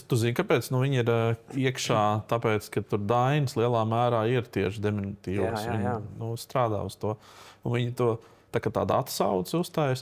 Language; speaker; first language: Latvian; native; Latvian